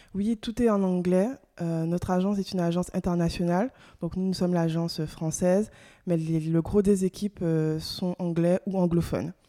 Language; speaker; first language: French; native; French